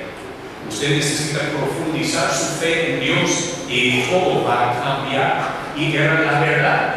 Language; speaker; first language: Spanish; non-native, learner; English